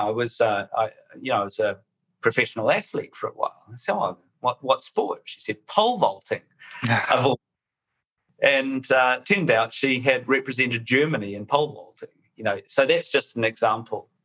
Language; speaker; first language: English; native; English